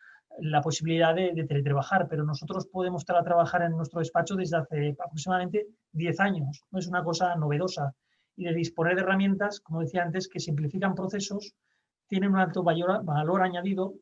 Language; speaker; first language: Spanish; native; Spanish